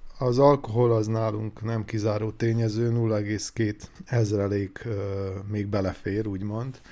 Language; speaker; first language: Hungarian; native; Hungarian